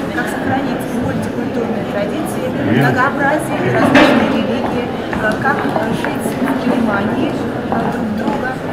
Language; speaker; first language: Russian; non-native, fluent; Bulgarian